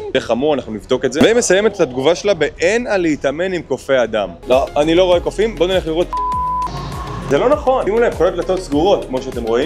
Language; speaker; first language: Hebrew; native; Hebrew